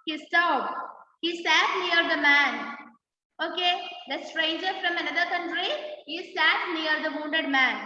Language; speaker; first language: English; non-native, local second language; Malayalam